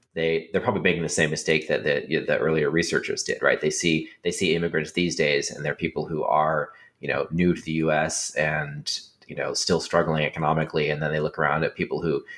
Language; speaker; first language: English; native; English